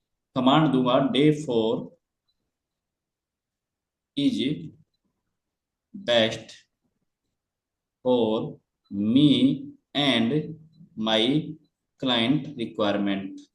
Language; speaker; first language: Hindi; native; Hindi